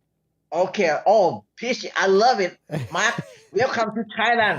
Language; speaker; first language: English; non-native, learner; Thai